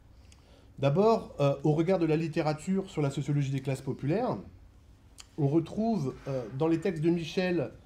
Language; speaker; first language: French; native; French